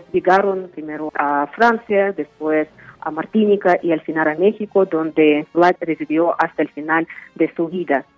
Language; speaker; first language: Spanish; non-native, fluent; Uzbek